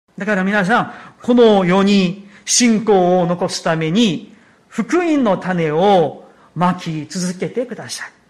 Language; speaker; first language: Japanese; non-native, fluent; Korean